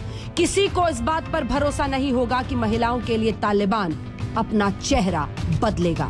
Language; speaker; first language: Hindi; native; Hindi